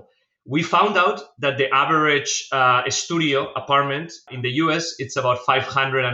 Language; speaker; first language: English; non-native, fluent; Spanish